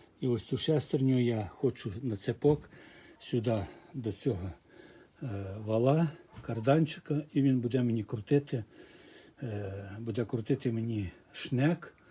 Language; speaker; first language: Ukrainian; native; Ukrainian